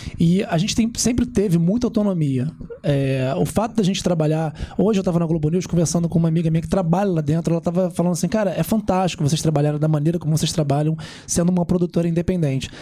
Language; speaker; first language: Portuguese; native; Portuguese